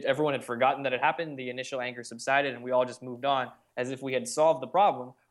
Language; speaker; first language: English; early bilingual, other home language; Hindi